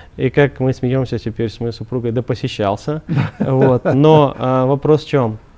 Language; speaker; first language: Russian; native; Russian